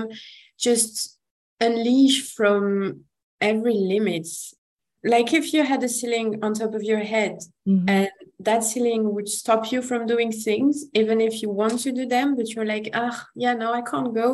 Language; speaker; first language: English; non-native, fluent; French